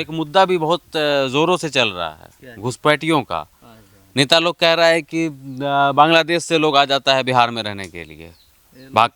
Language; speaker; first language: Hindi; native; Hindi